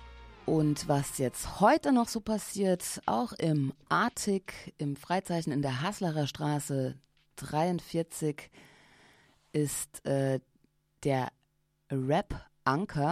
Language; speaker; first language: German; native; German